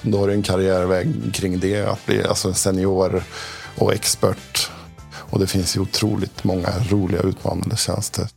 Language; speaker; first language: Swedish; native; Swedish